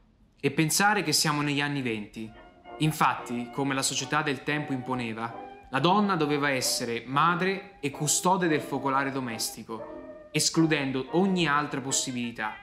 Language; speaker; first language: Italian; native; Italian